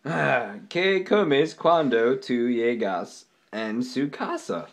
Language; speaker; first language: Spanish; non-native, learner; English